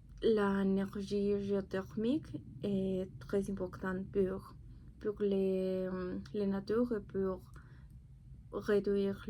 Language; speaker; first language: French; non-native, learner; Spanish